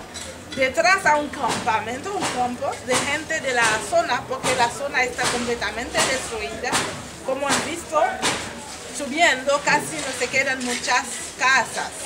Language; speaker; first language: Spanish; non-native, fluent; Haitian Creole